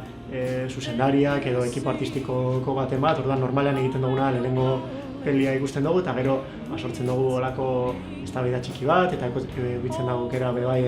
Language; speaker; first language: Basque; native; Basque